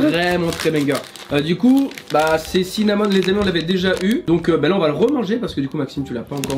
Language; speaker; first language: French; native; French